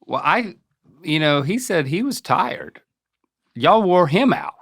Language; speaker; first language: English; native; English